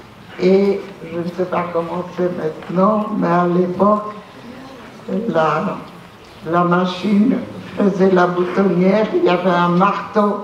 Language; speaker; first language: French; non-native, fluent; Polish